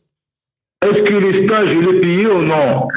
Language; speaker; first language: French; non-native, learner; Arabic